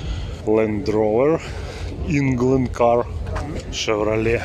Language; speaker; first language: English; non-native, learner; Russian